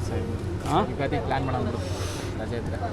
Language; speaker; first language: Kannada; native; Kannada